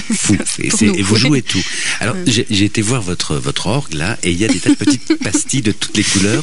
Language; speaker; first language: French; native; French